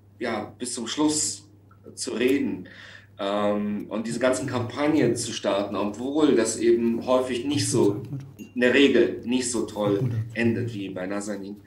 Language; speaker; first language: German; native; German